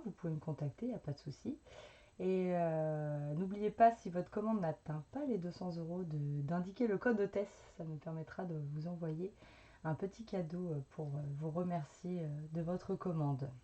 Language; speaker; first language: French; native; French